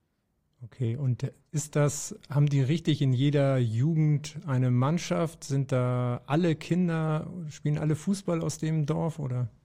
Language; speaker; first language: German; native; German